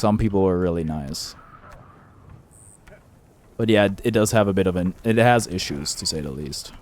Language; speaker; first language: English; native; English